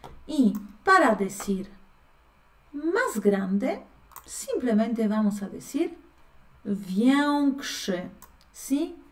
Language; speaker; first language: Spanish; non-native, fluent; Polish